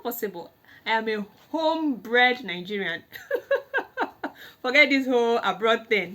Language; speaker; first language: English; non-native, local second language; Igbo